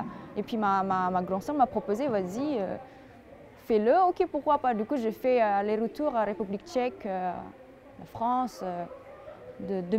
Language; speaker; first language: French; non-native, fluent; Indonesian